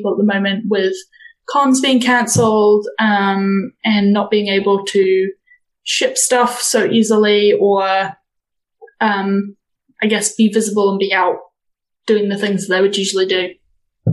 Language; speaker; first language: English; native; English